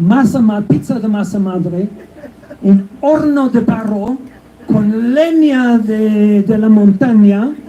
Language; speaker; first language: Spanish; non-native, learner; Hebrew